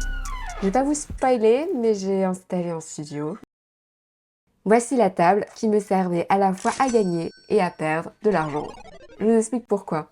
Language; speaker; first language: French; native; French